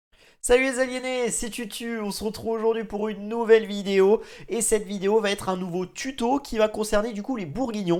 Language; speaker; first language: French; native; French